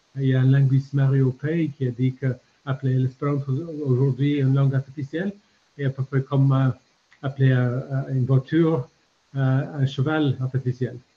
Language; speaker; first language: French; non-native, fluent; English